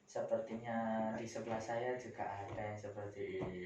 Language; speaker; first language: Indonesian; native; Indonesian